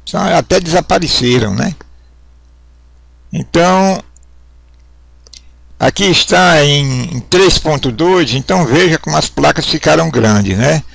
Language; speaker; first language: Portuguese; native; Portuguese